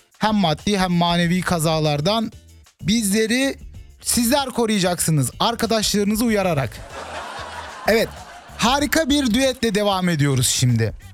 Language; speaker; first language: Turkish; early bilingual, heritage; Turkish